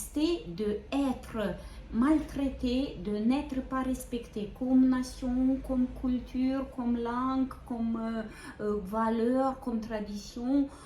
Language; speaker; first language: French; non-native, fluent; Ukrainian